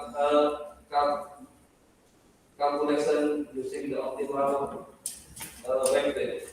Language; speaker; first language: English; non-native, learner; Indonesian